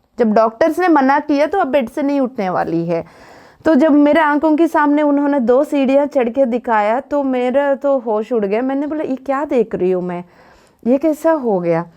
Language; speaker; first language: Hindi; non-native, local second language; Telugu